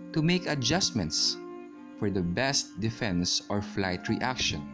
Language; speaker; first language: English; non-native, local second language; Filipino